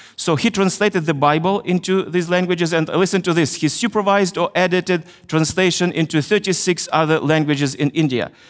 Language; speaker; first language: English; non-native, fluent; Russian